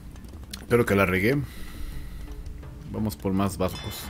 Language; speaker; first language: Spanish; native; Spanish